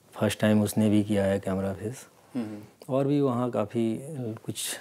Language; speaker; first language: Hindi; native; Hindi